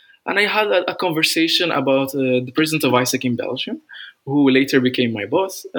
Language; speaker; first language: English; non-native, fluent; Arabic